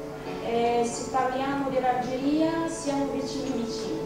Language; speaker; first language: Italian; non-native, fluent; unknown